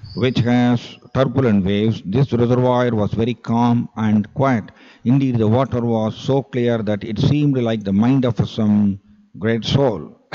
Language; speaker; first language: English; non-native, local second language; Tamil